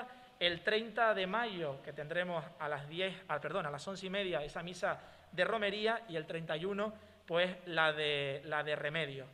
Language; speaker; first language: Spanish; native; Spanish